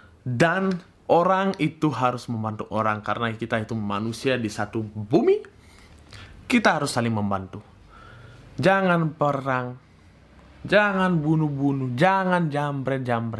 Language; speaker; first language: Indonesian; early bilingual, other home language; Russian